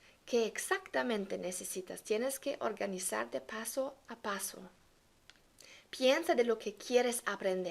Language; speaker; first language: Spanish; non-native, fluent; German